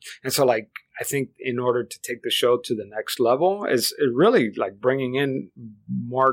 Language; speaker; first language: English; early bilingual, other home language; Spanish